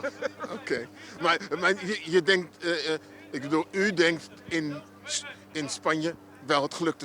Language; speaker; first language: Dutch; native; Dutch